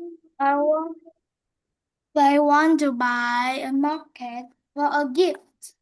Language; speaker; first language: English; non-native, learner; Vietnamese